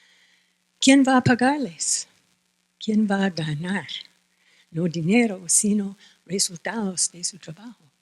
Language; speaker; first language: Spanish; non-native, fluent; English